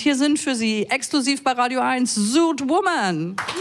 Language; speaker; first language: German; native; German